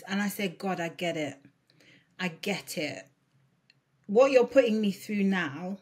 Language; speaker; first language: English; early bilingual, other home language; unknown